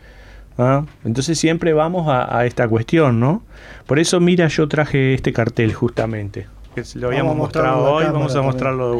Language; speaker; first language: Spanish; native; Spanish